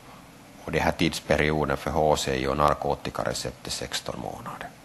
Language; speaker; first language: Swedish; non-native, local second language; Finnish